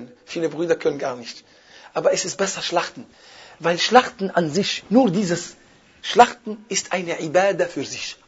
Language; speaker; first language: German; non-native, fluent; Arabic